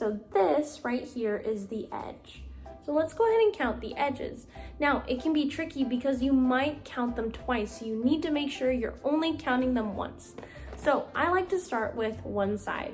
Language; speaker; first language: English; native; English